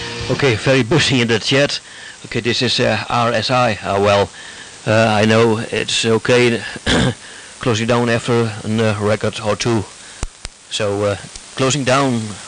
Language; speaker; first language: English; non-native, fluent; Dutch